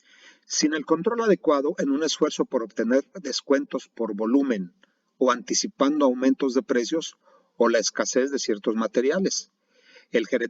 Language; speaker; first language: Spanish; native; Spanish